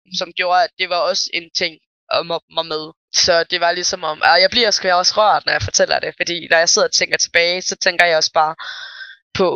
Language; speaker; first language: Danish; early bilingual, other home language; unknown